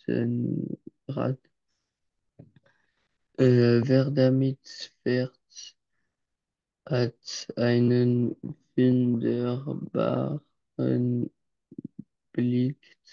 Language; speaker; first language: German; non-native, learner; French